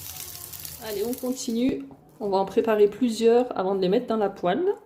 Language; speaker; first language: French; native; French